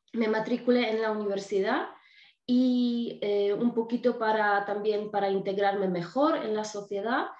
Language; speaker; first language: Spanish; non-native, fluent; Polish